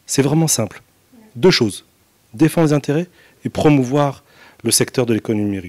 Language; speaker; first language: French; non-native, local second language; Arabic